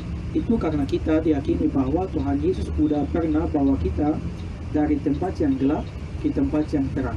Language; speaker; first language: Indonesian; non-native, fluent; Arabic